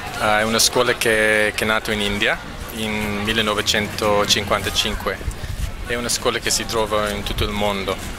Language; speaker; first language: Italian; non-native, fluent; English